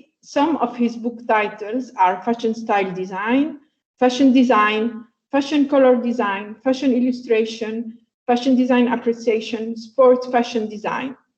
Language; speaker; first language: English; non-native, fluent; Italian